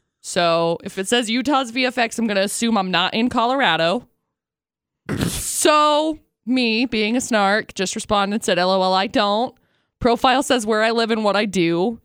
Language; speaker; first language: English; native; English